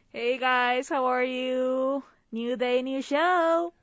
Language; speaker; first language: English; early bilingual, other home language; Spanish